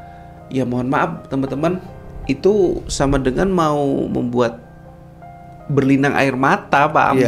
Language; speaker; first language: Indonesian; native; Indonesian